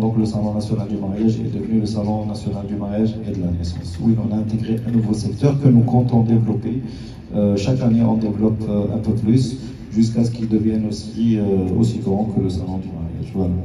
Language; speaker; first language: French; non-native, local second language; Arabic